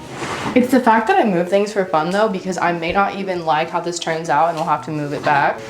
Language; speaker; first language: English; native; English